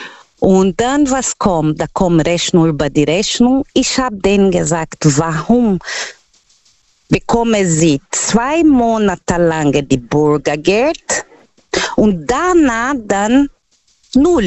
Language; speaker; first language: German; non-native, learner; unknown